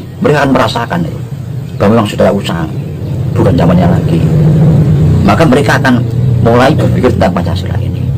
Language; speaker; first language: Indonesian; native; Indonesian